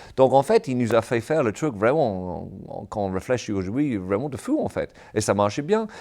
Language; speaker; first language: French; non-native, fluent; English